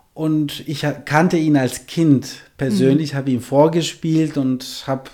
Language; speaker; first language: German; non-native, fluent; Albanian